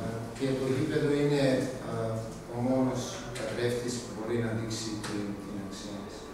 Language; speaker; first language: Greek; non-native, fluent; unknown